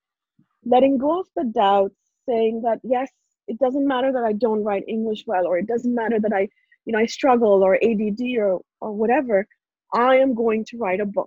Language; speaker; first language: English; non-native, local second language; Punjabi